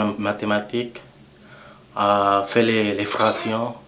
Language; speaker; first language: French; non-native, local second language; Haitian Creole